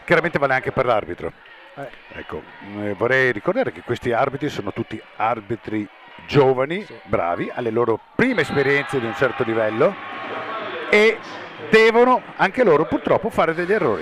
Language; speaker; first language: Italian; native; Italian